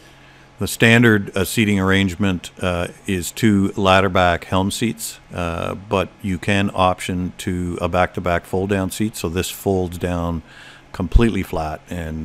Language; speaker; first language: English; native; English